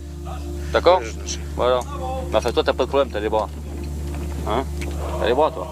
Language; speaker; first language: French; native; French